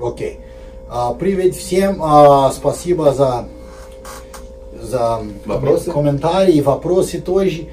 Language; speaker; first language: Russian; non-native, fluent; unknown